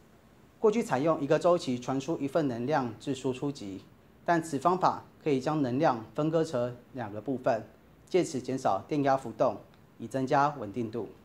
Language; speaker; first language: Chinese; native; Chinese